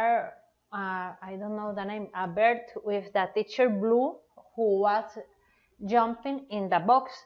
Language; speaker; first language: English; non-native, learner; Spanish